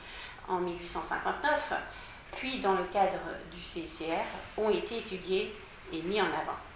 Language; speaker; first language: French; native; French